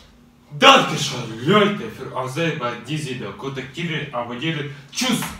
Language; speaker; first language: German; non-native, learner; Russian